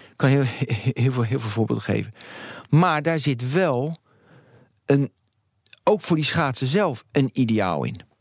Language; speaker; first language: Dutch; native; Dutch